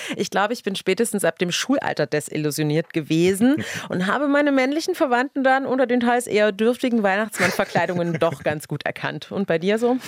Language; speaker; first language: German; native; German